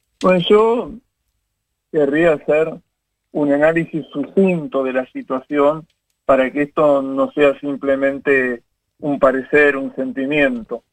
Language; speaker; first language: Spanish; native; Spanish